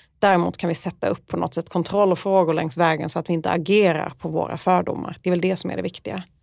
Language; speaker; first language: Swedish; early bilingual, other home language; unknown